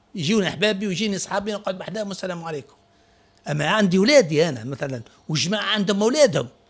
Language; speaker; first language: Arabic; native; Arabic